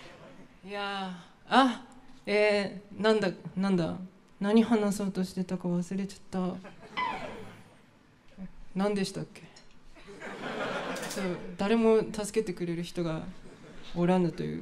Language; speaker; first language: Japanese; native; Japanese